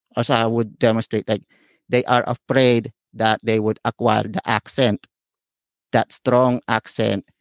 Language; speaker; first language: English; non-native, local second language; Filipino